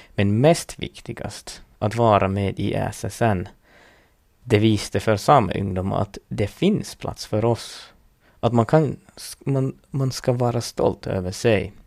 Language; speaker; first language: Swedish; non-native, fluent; Northern Sami